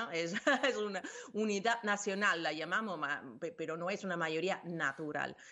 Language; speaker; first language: Spanish; non-native, fluent; Italian